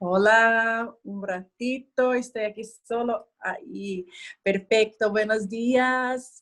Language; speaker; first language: Spanish; non-native, learner; Portuguese